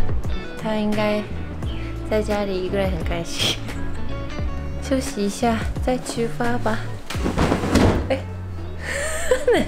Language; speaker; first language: Chinese; non-native, fluent; Japanese